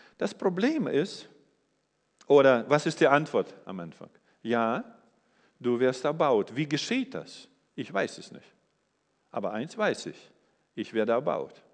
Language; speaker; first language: German; non-native, fluent; English